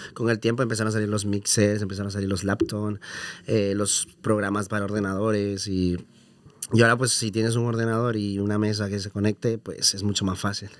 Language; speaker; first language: Spanish; native; Spanish